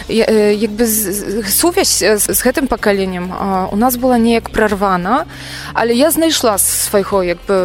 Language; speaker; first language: Belarusian; non-native, fluent; Polish